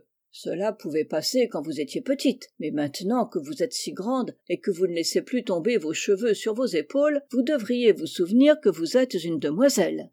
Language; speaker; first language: French; native; French